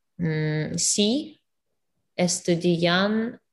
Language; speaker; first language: Spanish; non-native, learner; English